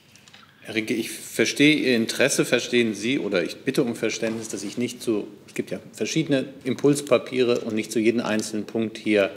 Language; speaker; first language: German; native; German